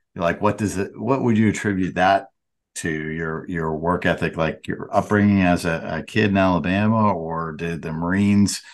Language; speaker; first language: English; native; English